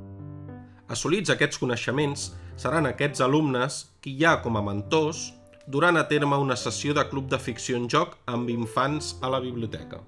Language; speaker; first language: Catalan; native; Catalan